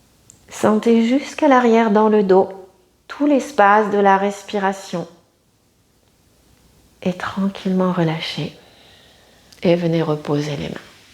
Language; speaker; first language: French; native; French